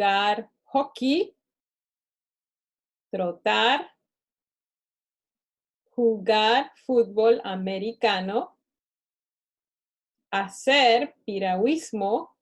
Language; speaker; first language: Spanish; non-native, fluent; English